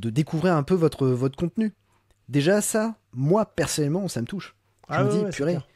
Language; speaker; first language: French; native; French